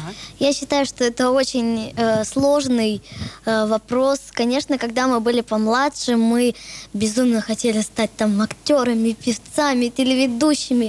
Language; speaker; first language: Russian; native; Russian